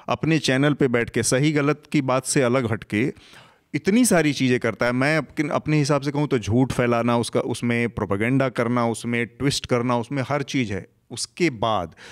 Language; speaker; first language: Hindi; native; Hindi